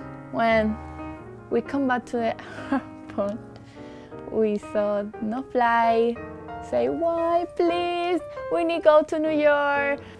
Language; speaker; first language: English; non-native, learner; Spanish